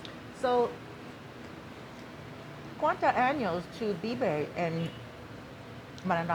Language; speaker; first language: Spanish; non-native, learner; English